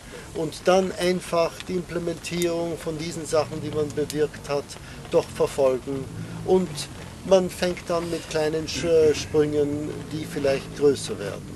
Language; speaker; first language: German; non-native, fluent; English